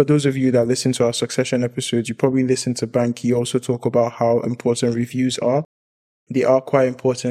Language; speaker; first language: English; non-native, local second language; Yoruba